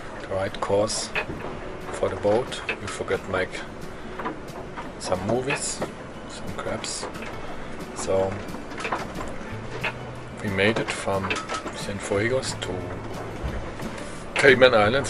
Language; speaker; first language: English; non-native, fluent; German